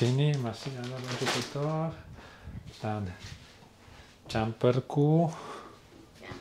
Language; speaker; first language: Indonesian; non-native, learner; Catalan